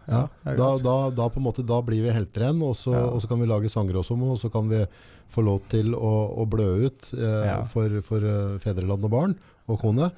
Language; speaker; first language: Norwegian; native; Norwegian